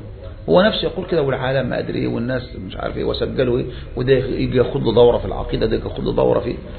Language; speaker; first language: Arabic; native; Arabic